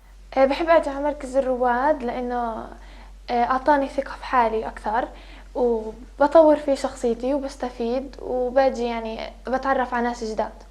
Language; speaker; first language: Arabic; native; Arabic